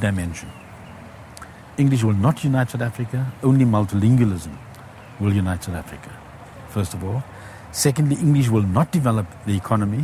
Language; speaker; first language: English; native; English